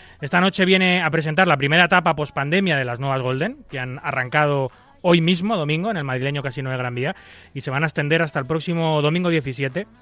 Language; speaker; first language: Spanish; native; Spanish